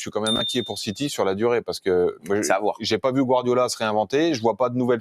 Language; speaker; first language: French; native; French